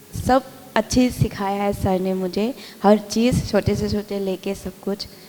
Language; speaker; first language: Hindi; non-native, local second language; Manipuri